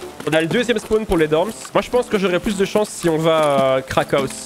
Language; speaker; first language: French; native; French